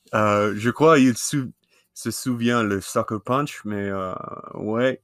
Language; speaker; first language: French; non-native, learner; English